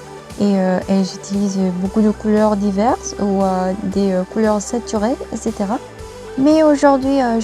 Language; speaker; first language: French; non-native, learner; Korean